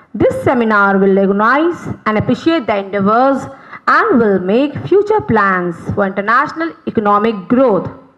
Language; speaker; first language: English; non-native, local second language; Hindi